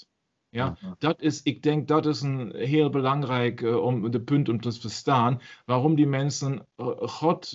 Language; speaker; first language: Dutch; non-native, learner; German